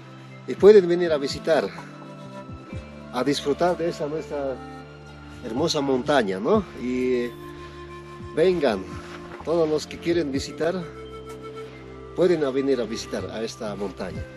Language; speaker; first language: Spanish; non-native, local second language; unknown